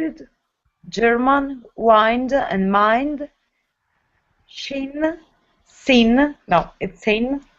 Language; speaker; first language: English; non-native, learner; Italian